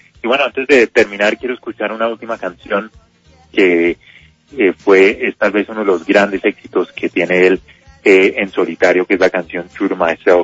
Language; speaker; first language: Spanish; native; Spanish